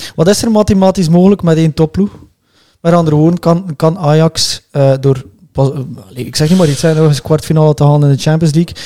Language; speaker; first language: Dutch; native; Dutch